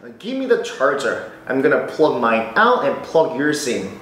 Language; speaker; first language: English; non-native, fluent; Korean